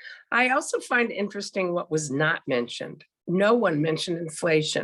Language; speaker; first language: English; native; English